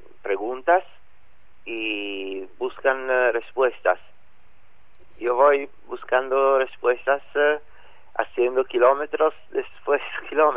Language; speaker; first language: Spanish; non-native, learner; Italian